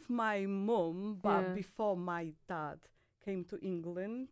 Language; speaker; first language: English; non-native, fluent; Polish